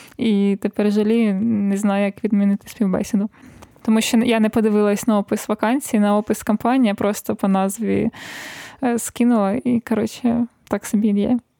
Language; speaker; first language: Ukrainian; native; Ukrainian